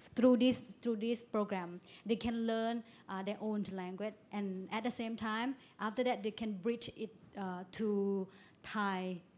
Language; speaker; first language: English; non-native, learner; Thai